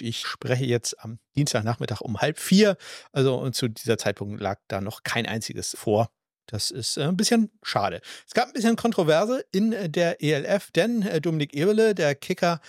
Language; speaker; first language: German; native; German